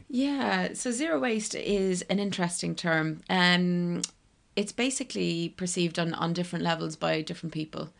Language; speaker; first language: English; native; English